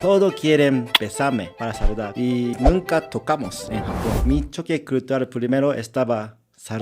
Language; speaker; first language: Spanish; non-native, learner; Japanese